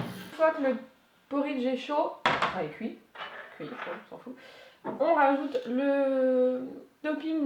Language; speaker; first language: French; native; French